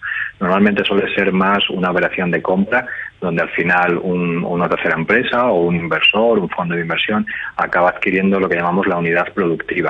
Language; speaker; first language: Spanish; native; Spanish